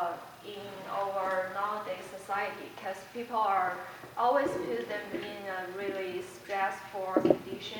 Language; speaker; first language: English; non-native, fluent; Chinese